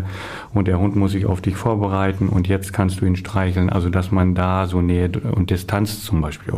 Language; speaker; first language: German; native; German